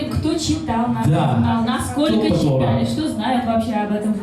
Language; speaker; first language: Russian; non-native, local second language; Uzbek